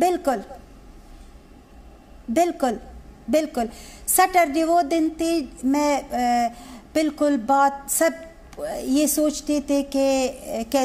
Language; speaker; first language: Hindi; non-native, learner; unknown